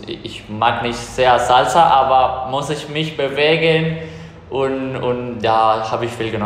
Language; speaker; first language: German; non-native, fluent; Spanish